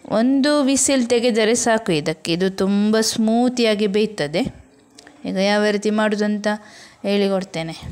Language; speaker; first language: Kannada; non-native, local second language; Konkani